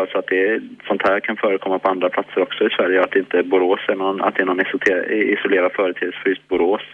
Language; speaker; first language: Swedish; native; Swedish